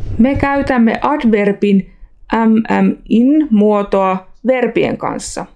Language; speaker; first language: Finnish; non-native, fluent; Russian